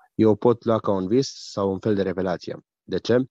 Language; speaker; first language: Romanian; early bilingual, heritage; German